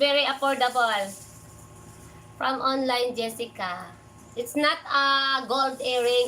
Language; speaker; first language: English; non-native, learner; Filipino